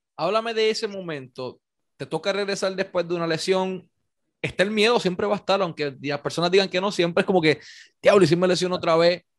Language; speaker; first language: Spanish; native; Spanish